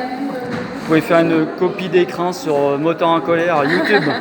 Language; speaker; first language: French; native; French